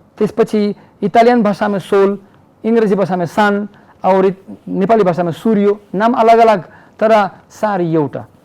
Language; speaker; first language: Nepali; non-native, fluent; Russian